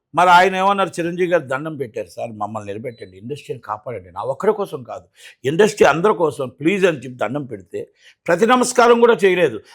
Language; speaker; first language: Telugu; native; Telugu